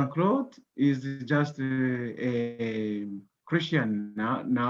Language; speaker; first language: English; non-native, local second language; Kinyarwanda